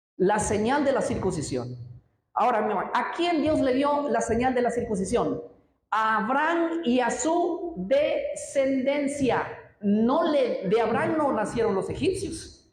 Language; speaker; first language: Spanish; native; Spanish